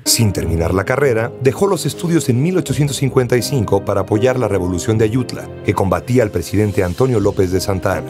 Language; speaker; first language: Spanish; native; Spanish